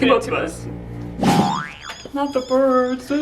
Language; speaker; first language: English; native; English